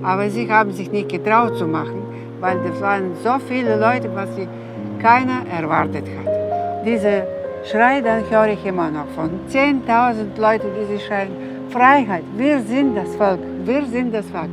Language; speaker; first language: German; non-native, fluent; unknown